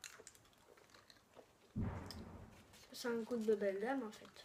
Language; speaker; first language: French; native; French